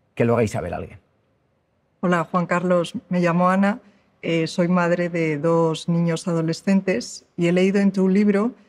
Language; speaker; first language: Spanish; native; Spanish